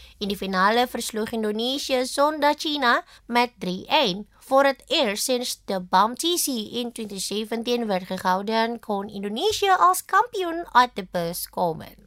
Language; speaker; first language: Dutch; non-native, fluent; Indonesian